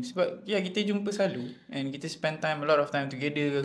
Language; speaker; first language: English; non-native, local second language; Malay